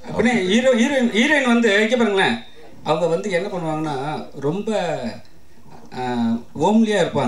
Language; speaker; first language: Tamil; native; Tamil